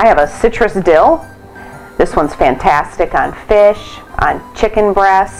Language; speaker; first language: English; native; English